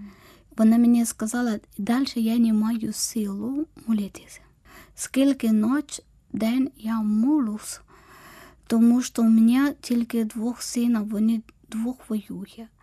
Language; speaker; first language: Ukrainian; non-native, learner; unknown